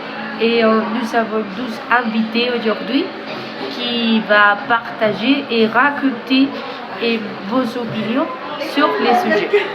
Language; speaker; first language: French; non-native, learner; Spanish